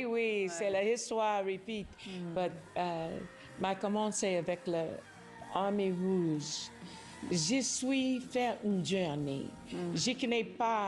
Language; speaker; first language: French; non-native, learner; English